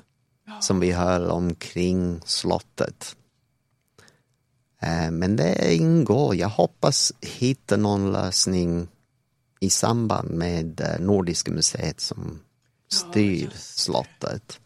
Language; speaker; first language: Swedish; non-native, fluent; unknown